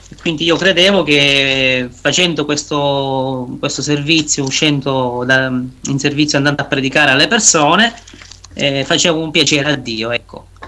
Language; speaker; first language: Italian; native; Italian